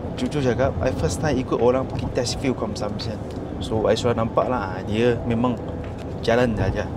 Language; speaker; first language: Malay; non-native, local second language; Chinese